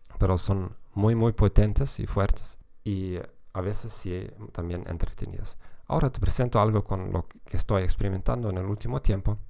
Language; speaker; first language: Spanish; non-native, fluent; German